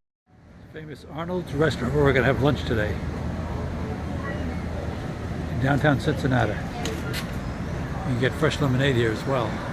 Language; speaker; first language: English; native; English